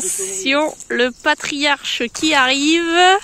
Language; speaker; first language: French; native; French